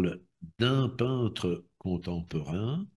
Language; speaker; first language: French; non-native, fluent; Russian